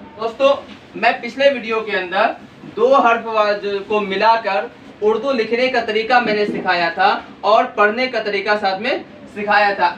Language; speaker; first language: Hindi; native; Hindi